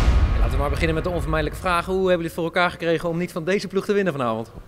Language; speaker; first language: Dutch; native; Dutch